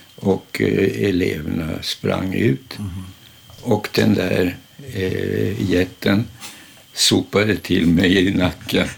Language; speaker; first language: Swedish; early bilingual, other home language; German